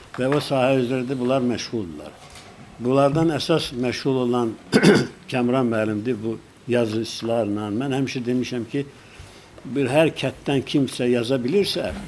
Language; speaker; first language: Azerbaijani; non-native, local second language; Lezghian